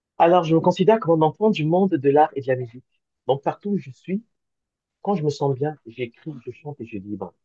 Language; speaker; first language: French; native; French